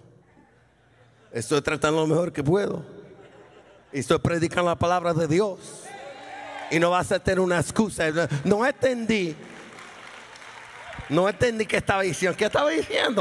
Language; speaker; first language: Spanish; early bilingual, heritage; Spanish